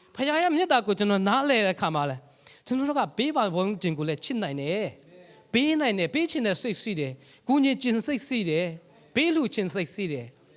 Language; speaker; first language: Burmese; non-native, local second language; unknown